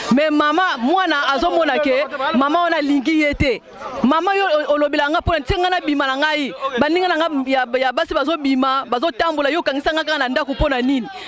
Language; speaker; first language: Lingala; native; Lingala